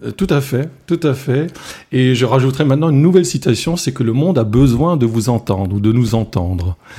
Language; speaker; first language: French; non-native, local second language; Swiss German